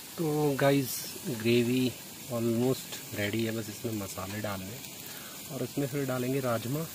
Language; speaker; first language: Hindi; non-native, local second language; Punjabi